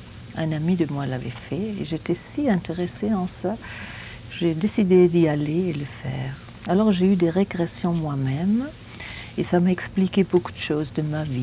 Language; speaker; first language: French; non-native, fluent; German